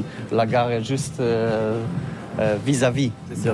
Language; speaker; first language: French; non-native, learner; Polish